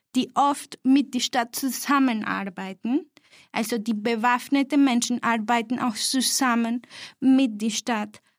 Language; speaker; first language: German; non-native, fluent; Spanish